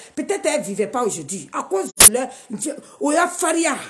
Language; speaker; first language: French; non-native, local second language; Dyula